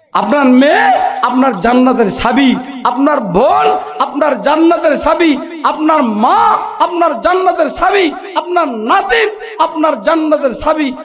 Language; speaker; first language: Bangla; native; Bangla